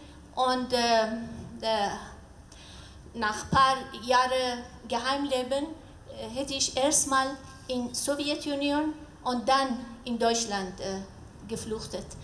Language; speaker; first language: German; non-native, learner; Persian